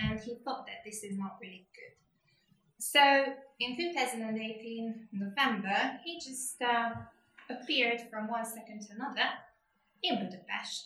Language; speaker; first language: English; non-native, fluent; Hungarian